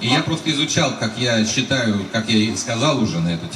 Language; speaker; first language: Russian; native; Russian